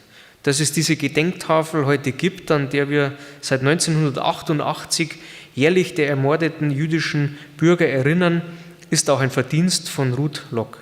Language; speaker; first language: German; native; German